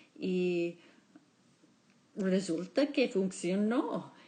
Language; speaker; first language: Spanish; non-native, learner; English